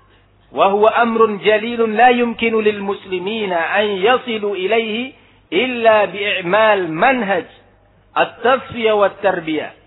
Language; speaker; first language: Arabic; non-native, fluent; Indonesian